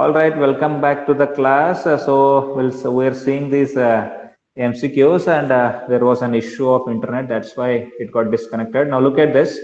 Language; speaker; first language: English; non-native, local second language; Kannada